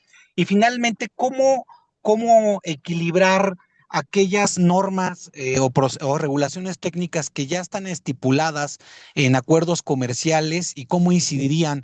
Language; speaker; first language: Spanish; native; Spanish